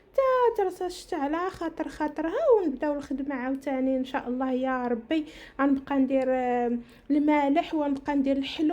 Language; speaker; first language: Arabic; native; Arabic